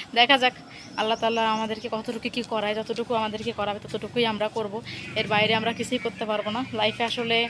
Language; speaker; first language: Bangla; native; Bangla